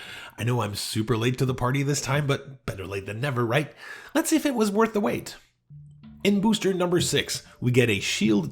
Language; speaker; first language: English; native; English